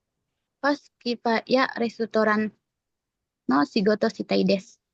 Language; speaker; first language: Japanese; non-native, learner; Indonesian